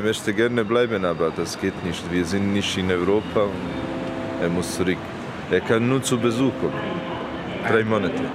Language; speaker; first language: German; non-native, learner; Bosnian